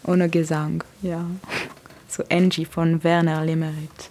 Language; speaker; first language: German; non-native, learner; French